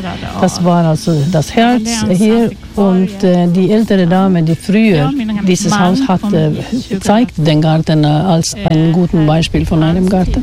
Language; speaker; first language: German; non-native, fluent; Swedish